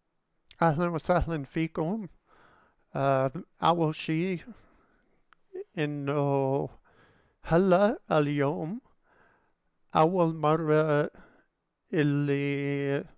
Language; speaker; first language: Arabic; non-native, learner; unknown